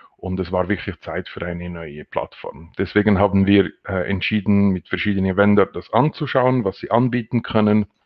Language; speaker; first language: German; non-native, local second language; French